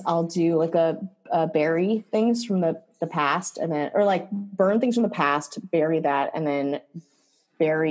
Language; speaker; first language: English; native; English